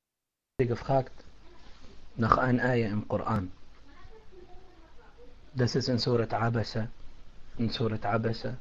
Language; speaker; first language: German; non-native, fluent; Arabic